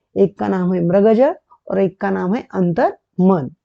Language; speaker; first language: Hindi; non-native, local second language; Marathi